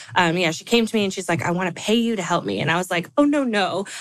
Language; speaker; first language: English; native; English